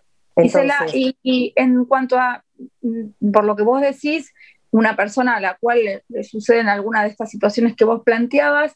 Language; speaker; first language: Spanish; native; Spanish